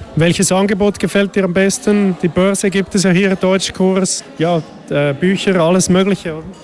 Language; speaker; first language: German; native; German